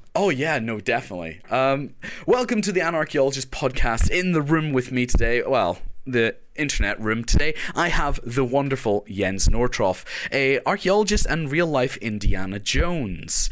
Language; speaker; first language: English; native; English